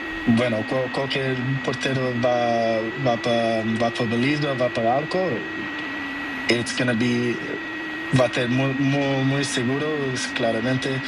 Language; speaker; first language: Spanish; non-native, learner; Portuguese